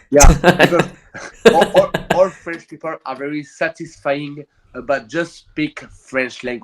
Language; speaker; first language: English; non-native, learner; French